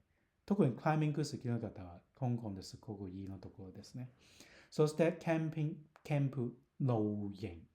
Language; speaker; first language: Japanese; non-native, fluent; Cantonese